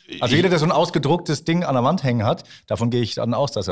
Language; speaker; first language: German; native; German